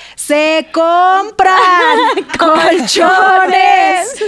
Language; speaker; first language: Spanish; non-native, fluent; Russian